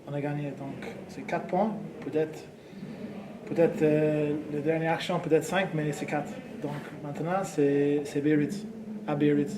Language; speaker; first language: French; non-native, learner; English